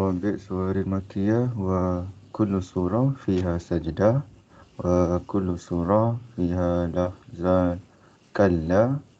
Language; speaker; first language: Arabic; non-native, learner; Malay